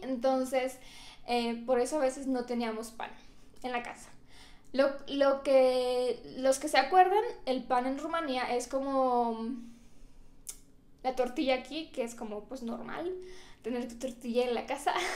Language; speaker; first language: Spanish; non-native, fluent; Romanian